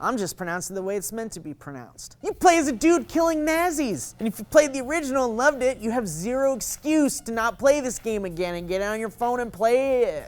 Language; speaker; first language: English; native; English